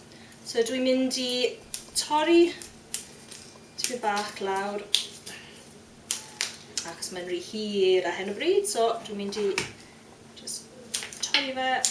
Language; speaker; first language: Welsh; non-native, fluent; English